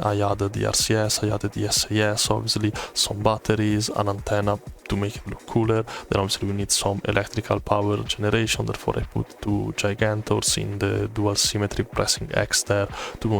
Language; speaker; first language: English; non-native, fluent; Italian